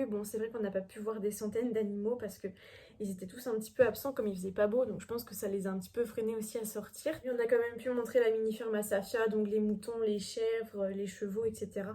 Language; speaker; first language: French; native; French